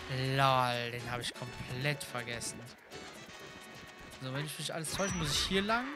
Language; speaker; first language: German; native; German